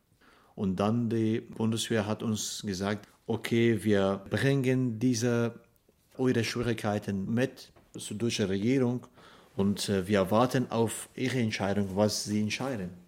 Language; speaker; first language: German; non-native, fluent; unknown